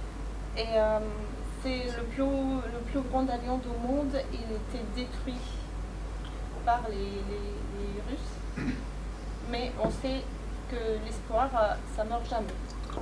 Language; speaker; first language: French; non-native, fluent; Ukrainian